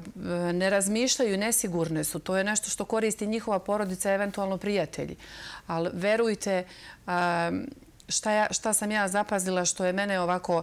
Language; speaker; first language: Serbian; native; Serbian